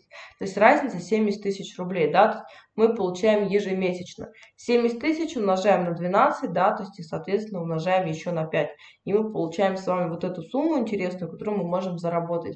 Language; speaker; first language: Russian; native; Russian